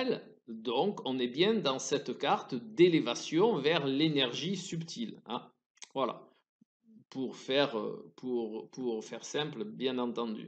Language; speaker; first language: French; native; French